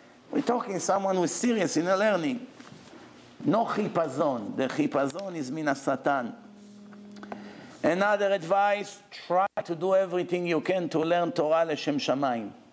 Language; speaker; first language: English; non-native, fluent; Hebrew